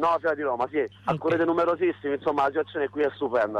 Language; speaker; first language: Italian; native; Italian